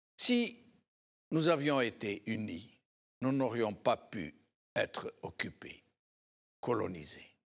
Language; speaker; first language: French; non-native, local second language; Arabic